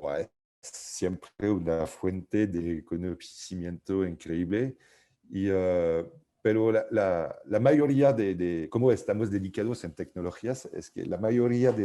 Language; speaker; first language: Spanish; non-native, fluent; French